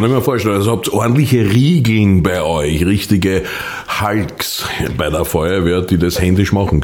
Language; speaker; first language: German; native; German